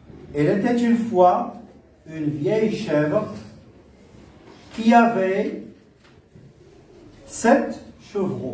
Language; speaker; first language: French; non-native, local second language; Arabic